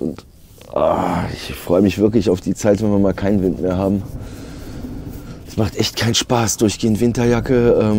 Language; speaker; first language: German; native; German